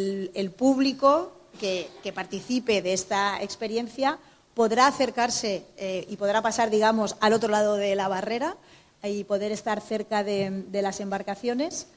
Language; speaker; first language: Spanish; native; Spanish